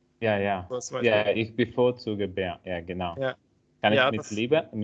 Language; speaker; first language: German; non-native, learner; Italian